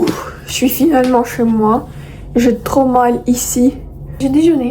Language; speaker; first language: French; non-native, fluent; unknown